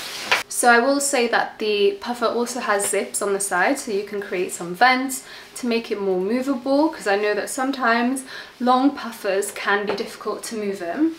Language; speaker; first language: English; native; English